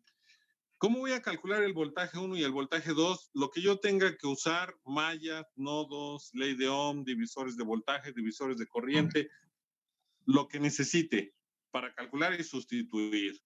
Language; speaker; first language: Spanish; native; Spanish